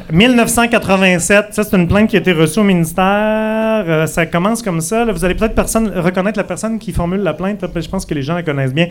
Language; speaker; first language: French; native; French